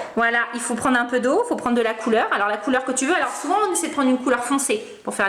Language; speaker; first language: French; native; French